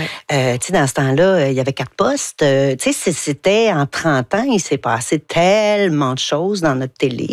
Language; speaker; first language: French; native; French